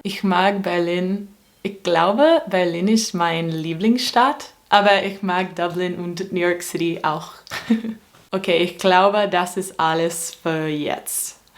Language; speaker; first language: German; non-native, learner; English